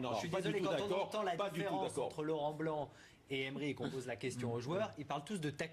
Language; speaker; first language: French; native; French